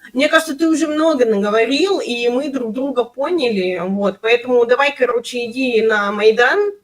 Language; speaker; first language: Russian; native; Russian